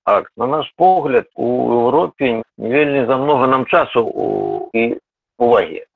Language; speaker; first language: Belarusian; non-native, local second language; Russian